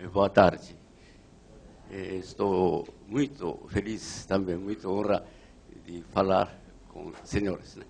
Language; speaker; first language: Portuguese; non-native, learner; Japanese